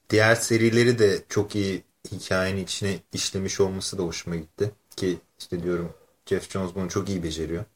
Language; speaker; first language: Turkish; native; Turkish